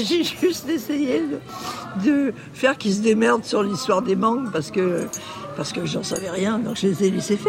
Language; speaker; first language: French; native; French